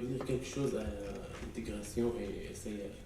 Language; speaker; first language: French; non-native, learner; Arabic